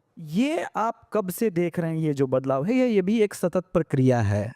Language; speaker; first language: Hindi; native; Hindi